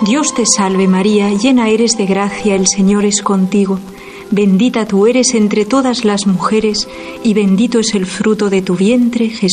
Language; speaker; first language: Spanish; native; Spanish